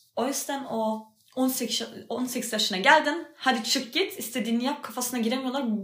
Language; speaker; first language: Turkish; early bilingual, heritage; Turkish